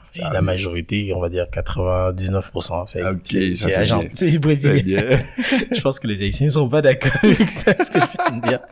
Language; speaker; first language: French; native; French